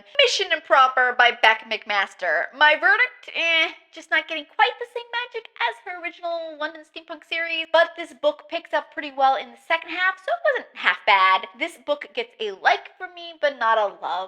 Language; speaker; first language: English; native; English